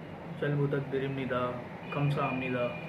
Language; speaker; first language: Korean; non-native, learner; Urdu